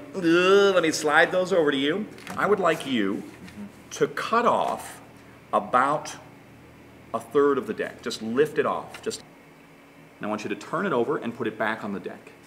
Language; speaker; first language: English; native; English